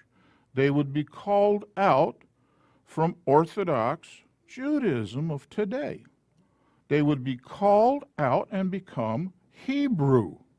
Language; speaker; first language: English; native; English